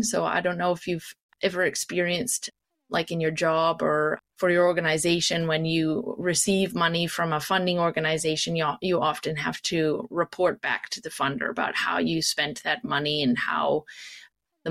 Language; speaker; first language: English; native; English